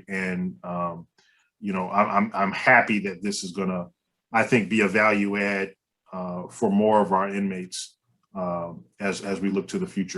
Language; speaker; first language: English; native; English